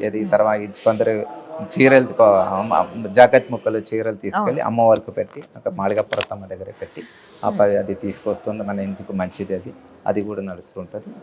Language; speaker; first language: Telugu; non-native, fluent; Malayalam